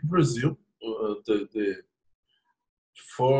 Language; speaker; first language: English; non-native, fluent; Portuguese